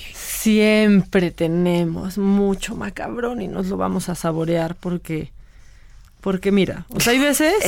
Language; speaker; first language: Spanish; native; Spanish